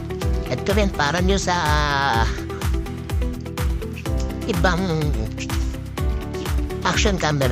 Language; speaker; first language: Filipino; native; Filipino